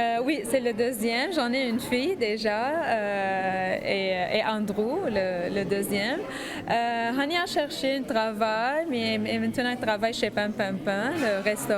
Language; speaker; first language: French; non-native, learner; Arabic